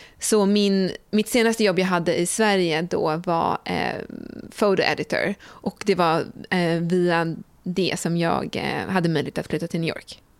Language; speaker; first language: Swedish; native; Swedish